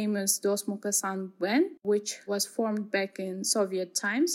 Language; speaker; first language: English; non-native, fluent; Kazakh